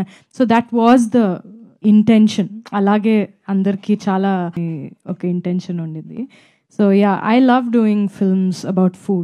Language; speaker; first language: Telugu; non-native, fluent; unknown